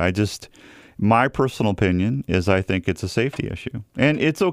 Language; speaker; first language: English; native; English